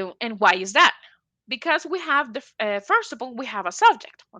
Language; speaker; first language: English; non-native, fluent; Spanish